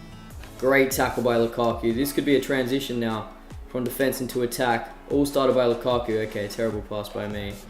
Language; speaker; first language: English; native; English